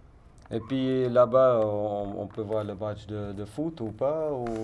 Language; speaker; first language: French; non-native, learner; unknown